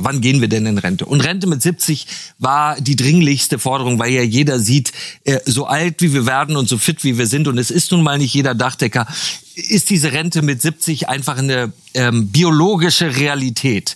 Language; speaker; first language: German; native; German